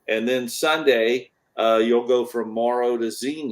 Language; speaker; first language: English; native; English